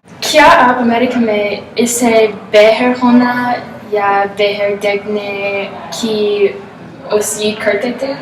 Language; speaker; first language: Hindi; non-native, learner; English